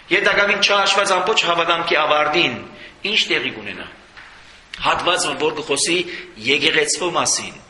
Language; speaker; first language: Armenian; native; Armenian